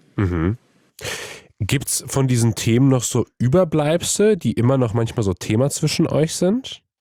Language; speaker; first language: German; non-native, fluent; Polish